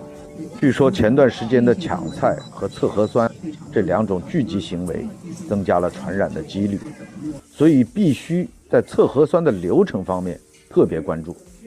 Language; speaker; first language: Chinese; native; Chinese